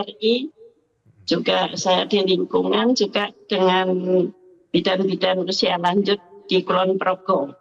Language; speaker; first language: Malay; non-native, local second language; Javanese